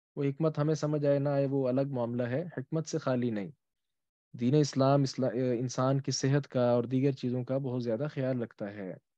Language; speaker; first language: Urdu; native; Urdu